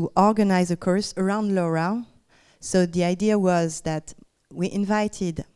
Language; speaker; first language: English; non-native, fluent; French